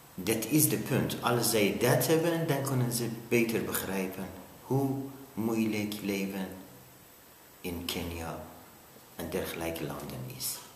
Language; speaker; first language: Dutch; non-native, learner; Persian